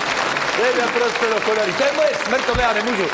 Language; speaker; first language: Czech; native; Czech